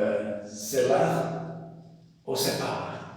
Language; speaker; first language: French; non-native, learner; Portuguese